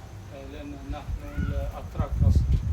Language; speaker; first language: Arabic; non-native, learner; Kyrgyz